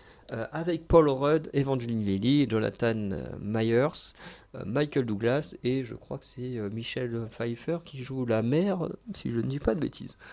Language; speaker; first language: French; native; French